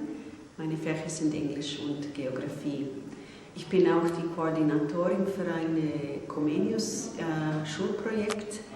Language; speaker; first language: German; non-native, fluent; English